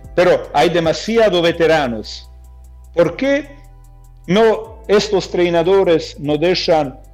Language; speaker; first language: Spanish; non-native, fluent; Croatian